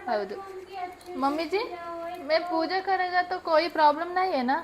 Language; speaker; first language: Hindi; non-native, local second language; Kannada